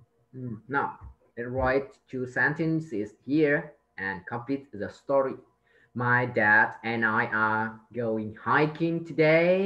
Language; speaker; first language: English; non-native, fluent; Vietnamese